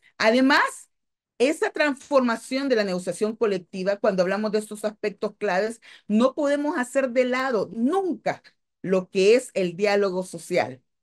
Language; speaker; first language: Spanish; native; Spanish